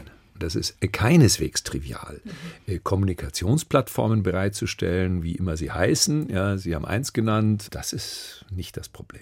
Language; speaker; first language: German; native; German